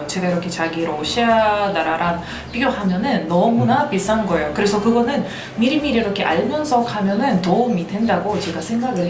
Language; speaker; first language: Korean; non-native, fluent; Russian